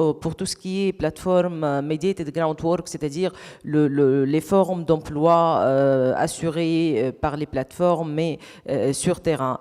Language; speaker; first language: French; non-native, local second language; Arabic